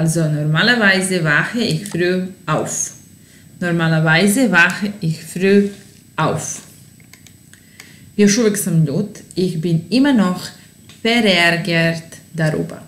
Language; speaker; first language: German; non-native, fluent; Serbian